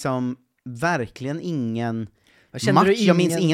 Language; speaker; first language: Swedish; native; Swedish